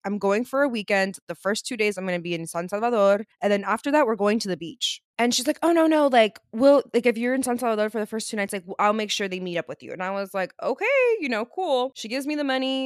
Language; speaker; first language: English; early bilingual, other home language; Spanish